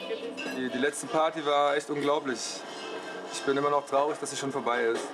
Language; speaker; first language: German; native; German